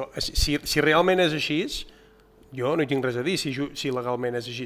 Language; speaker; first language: Catalan; native; Catalan